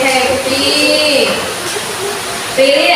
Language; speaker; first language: English; non-native, learner; Indonesian